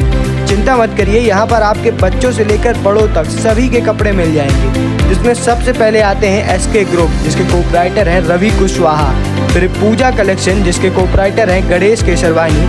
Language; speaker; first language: Hindi; native; Hindi